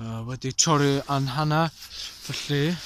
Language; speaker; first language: Welsh; non-native, learner; English